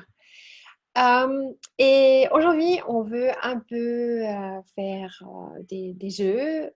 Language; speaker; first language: French; non-native, learner; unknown